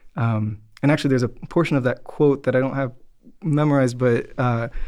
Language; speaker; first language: English; native; English